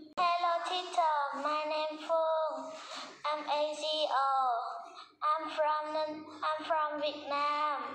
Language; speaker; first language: English; non-native, learner; Vietnamese